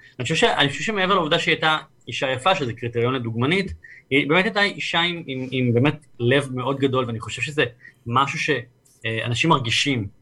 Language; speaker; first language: Hebrew; native; Hebrew